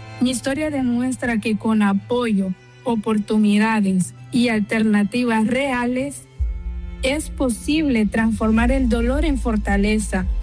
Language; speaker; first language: Spanish; native; Spanish